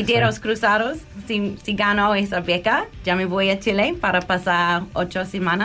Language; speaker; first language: Spanish; non-native, learner; English